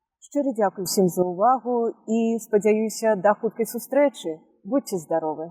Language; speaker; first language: Belarusian; native; Belarusian